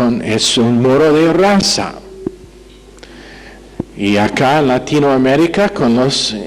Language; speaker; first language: Spanish; non-native, fluent; English